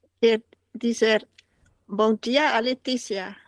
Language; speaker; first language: Portuguese; non-native, learner; Dutch